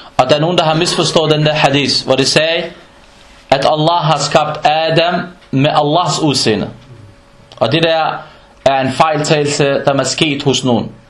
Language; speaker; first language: Danish; non-native, fluent; Arabic